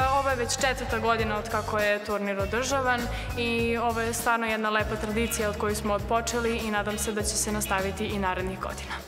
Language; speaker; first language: Serbian; native; Serbian